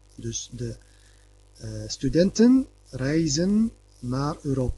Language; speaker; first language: Dutch; non-native, fluent; Arabic